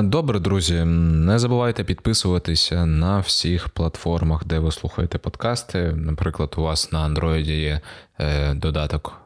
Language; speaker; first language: Ukrainian; native; Ukrainian